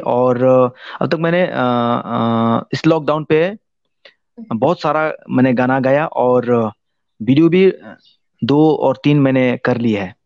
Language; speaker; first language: Hindi; non-native, local second language; Kok Borok